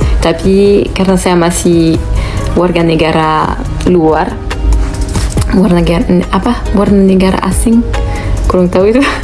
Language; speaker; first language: Indonesian; non-native, fluent; French